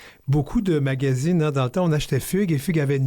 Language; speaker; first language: French; native; French